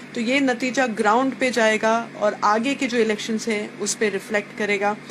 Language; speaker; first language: Hindi; non-native, local second language; Bangla